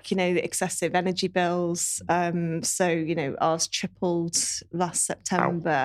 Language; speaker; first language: English; native; English